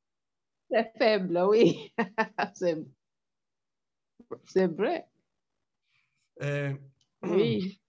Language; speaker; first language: French; non-native, learner; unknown